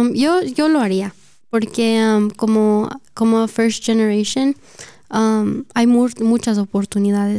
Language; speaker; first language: Spanish; early bilingual, heritage; Spanish